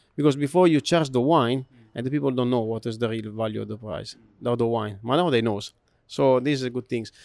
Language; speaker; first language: English; non-native, learner; Italian